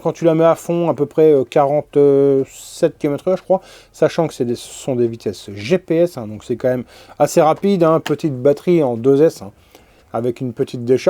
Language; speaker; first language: French; native; French